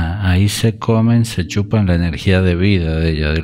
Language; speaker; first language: Spanish; native; Spanish